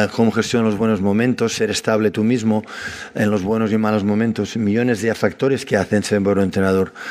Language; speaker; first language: Spanish; non-native, local second language; Catalan